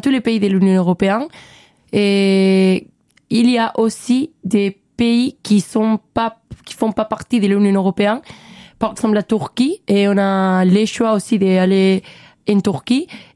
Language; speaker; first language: French; non-native, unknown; Spanish